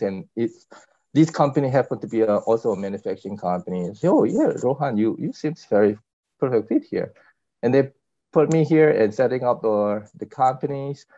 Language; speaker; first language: English; non-native, fluent; Korean